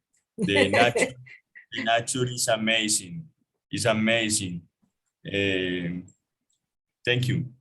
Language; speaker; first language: English; non-native, learner; Spanish